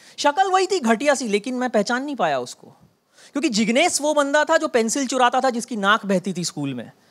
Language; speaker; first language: Hindi; non-native, local second language; Bangla